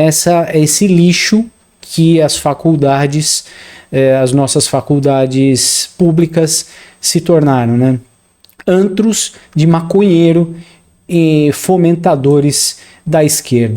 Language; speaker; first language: Portuguese; native; Portuguese